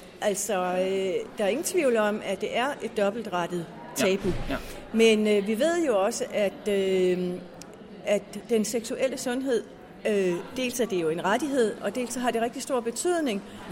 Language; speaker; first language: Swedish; non-native, learner; Danish